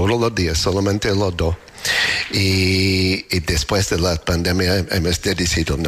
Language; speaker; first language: Spanish; non-native, learner; English